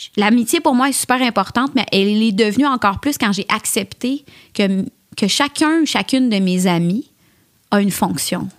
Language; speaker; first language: French; native; French